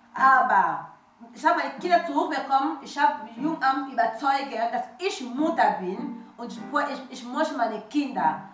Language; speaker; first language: German; non-native, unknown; French